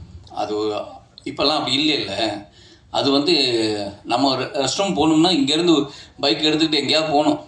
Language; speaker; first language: Tamil; native; Tamil